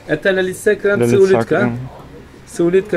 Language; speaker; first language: Russian; non-native, learner; Turkish